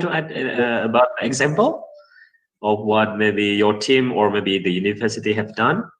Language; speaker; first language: English; non-native, fluent; Indonesian